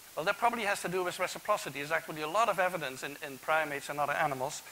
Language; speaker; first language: English; non-native, fluent; Dutch